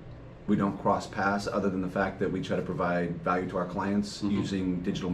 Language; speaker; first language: English; native; English